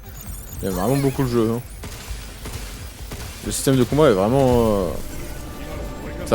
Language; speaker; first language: French; native; French